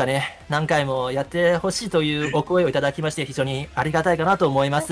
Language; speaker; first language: Japanese; non-native, fluent; Chinese